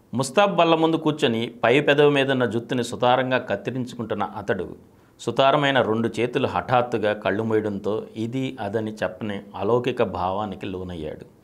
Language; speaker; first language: Telugu; native; Telugu